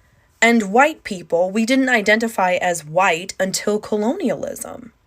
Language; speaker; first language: English; native; English